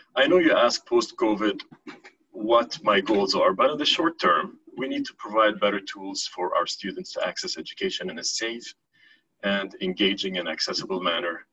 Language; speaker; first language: English; non-native, fluent; Arabic